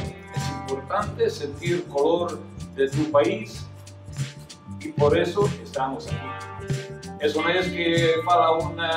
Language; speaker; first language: Spanish; non-native, fluent; Serbian